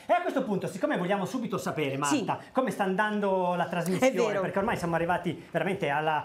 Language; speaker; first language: Italian; native; Italian